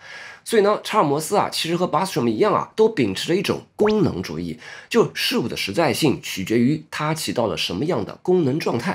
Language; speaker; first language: Chinese; native; Chinese